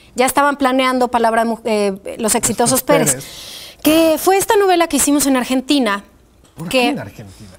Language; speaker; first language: Spanish; early bilingual, other home language; Polish